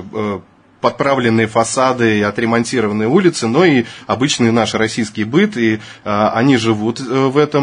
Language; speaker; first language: Russian; native; Russian